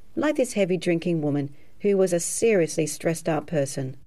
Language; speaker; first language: English; native; English